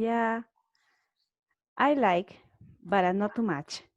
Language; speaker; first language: English; non-native, learner; Spanish